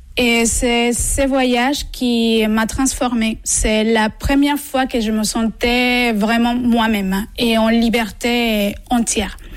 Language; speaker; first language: French; non-native, fluent; Spanish